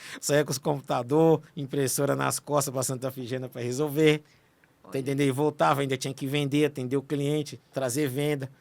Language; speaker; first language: Portuguese; native; Portuguese